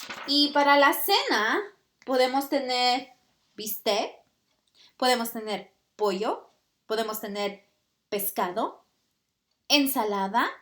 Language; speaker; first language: Spanish; early bilingual, heritage; Spanish